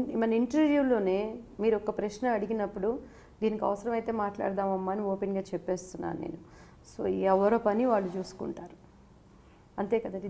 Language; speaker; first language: Telugu; native; Telugu